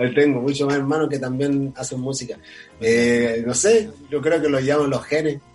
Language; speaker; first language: Spanish; non-native, fluent; Portuguese